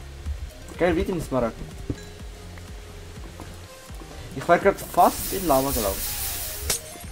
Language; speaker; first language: German; native; German